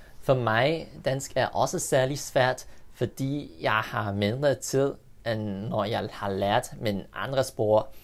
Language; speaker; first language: Danish; non-native, learner; English